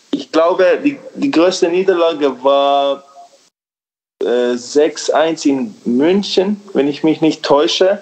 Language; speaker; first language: German; early bilingual, other home language; Serbian